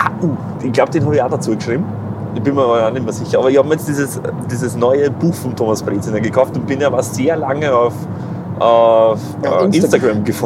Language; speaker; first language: German; native; German